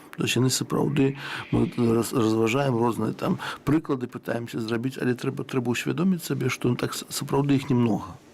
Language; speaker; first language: Belarusian; native; Belarusian